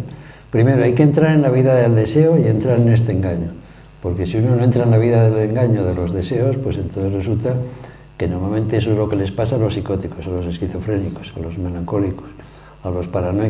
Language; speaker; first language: Spanish; native; Spanish